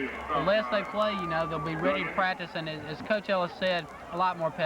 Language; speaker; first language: English; native; English